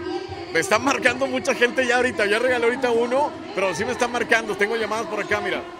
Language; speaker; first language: Spanish; native; Spanish